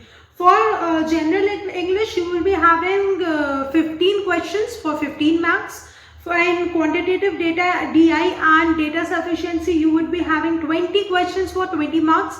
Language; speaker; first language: English; non-native, local second language; Hindi